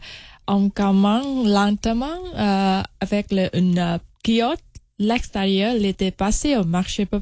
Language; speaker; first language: French; non-native, learner; Vietnamese